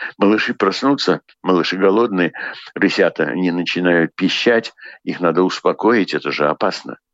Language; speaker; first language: Russian; native; Russian